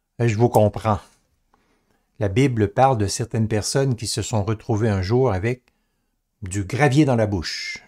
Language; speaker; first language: French; native; French